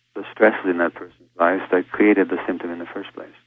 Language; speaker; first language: English; early bilingual, other home language; Hungarian